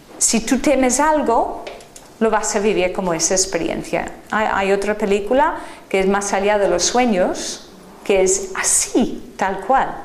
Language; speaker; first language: Spanish; non-native, fluent; English